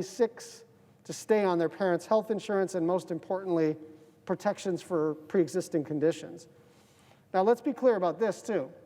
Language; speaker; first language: English; native; English